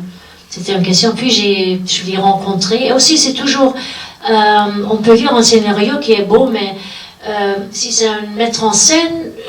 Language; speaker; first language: French; non-native, fluent; German